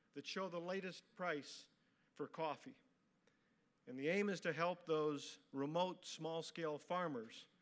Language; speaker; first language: English; native; English